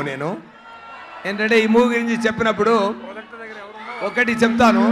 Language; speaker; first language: Telugu; non-native, learner; Tamil